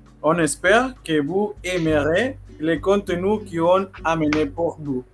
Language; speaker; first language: French; non-native, learner; Spanish